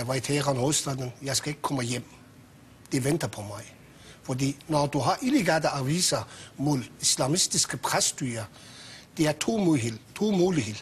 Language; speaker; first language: Danish; non-native, local second language; Persian